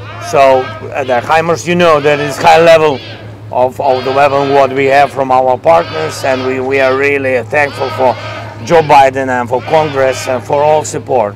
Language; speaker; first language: English; non-native, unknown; Russian